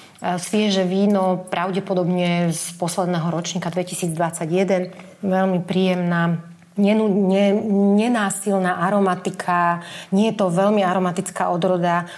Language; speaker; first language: Slovak; native; Slovak